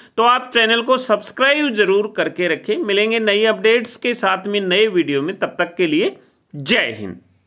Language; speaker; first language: Hindi; native; Hindi